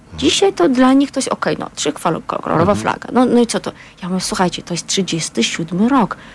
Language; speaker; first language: Polish; non-native, fluent; Azerbaijani